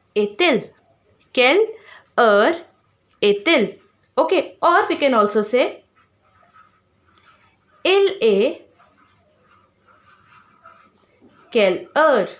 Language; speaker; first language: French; non-native, fluent; Hindi